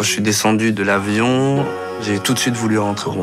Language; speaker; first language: French; early bilingual, other home language; Kinyarwanda